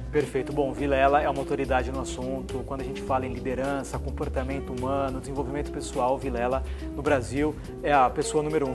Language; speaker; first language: Portuguese; native; Portuguese